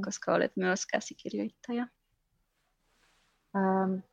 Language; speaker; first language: Finnish; non-native, fluent; Polish